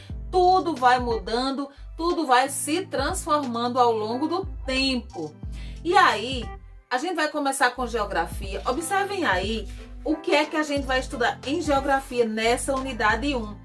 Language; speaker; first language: Portuguese; native; Portuguese